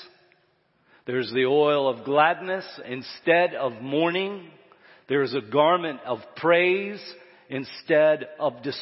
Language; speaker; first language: English; native; English